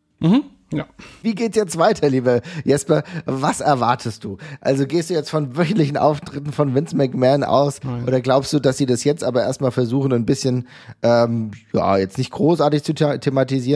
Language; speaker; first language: German; native; German